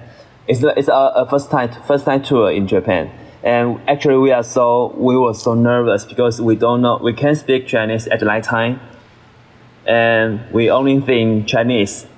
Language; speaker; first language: English; non-native, learner; Chinese